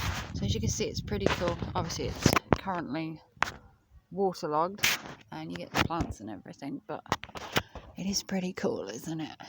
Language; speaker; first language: English; native; English